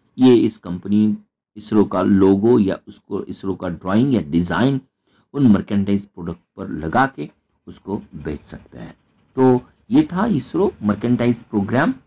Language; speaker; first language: Hindi; non-native, local second language; Marathi